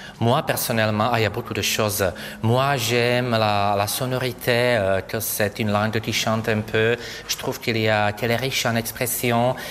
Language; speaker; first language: French; non-native, fluent; Czech